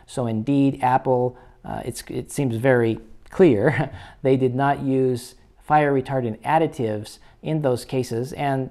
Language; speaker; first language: English; native; English